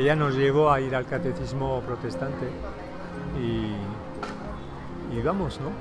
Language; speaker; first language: Spanish; non-native, fluent; French